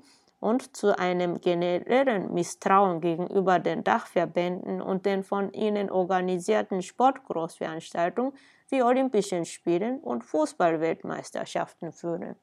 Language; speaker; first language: German; non-native, fluent; Japanese